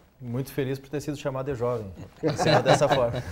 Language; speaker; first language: Portuguese; native; Portuguese